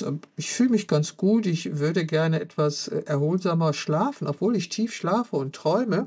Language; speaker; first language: German; native; German